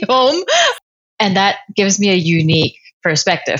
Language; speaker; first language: English; non-native, local second language; Cantonese